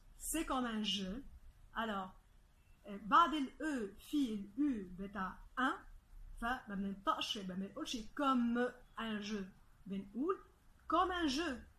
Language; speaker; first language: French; non-native, fluent; Arabic